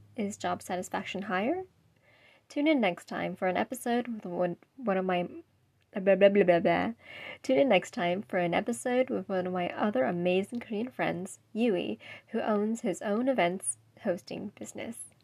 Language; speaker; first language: English; native; English